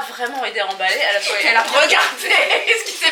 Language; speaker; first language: French; native; French